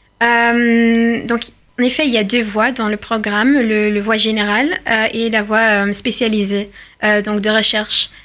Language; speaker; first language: French; non-native, fluent; Irish